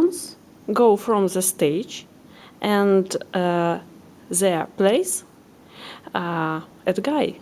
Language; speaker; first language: English; non-native, learner; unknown